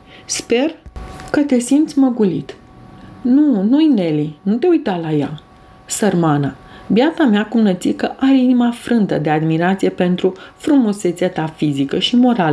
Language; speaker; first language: Romanian; native; Romanian